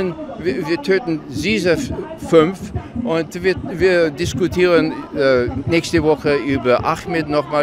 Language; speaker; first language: German; non-native, learner; English